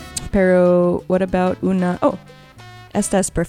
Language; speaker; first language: Spanish; non-native, learner; English